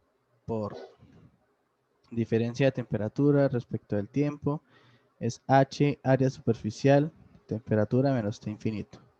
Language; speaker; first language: Spanish; native; Spanish